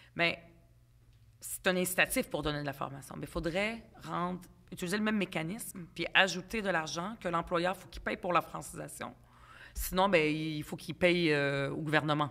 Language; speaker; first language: French; early bilingual, other home language; Arabic